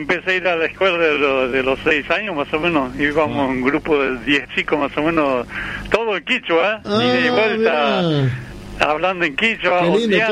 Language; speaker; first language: Spanish; non-native, local second language; Quechua